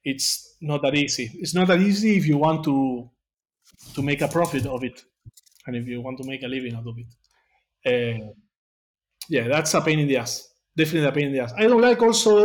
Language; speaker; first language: English; non-native, fluent; Spanish